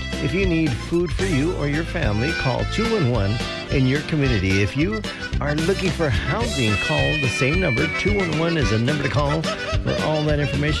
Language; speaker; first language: English; early bilingual, other home language; Spanish